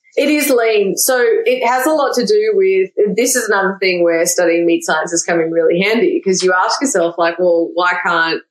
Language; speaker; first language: English; native; English